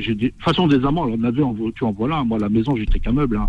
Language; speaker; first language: French; native; French